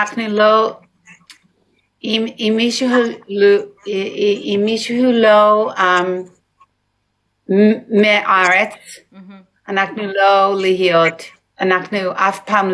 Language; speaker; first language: Hebrew; non-native, learner; English